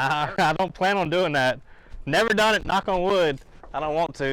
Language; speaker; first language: English; native; English